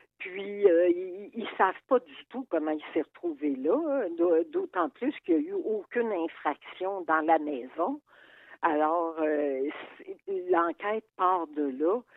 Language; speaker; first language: French; native; French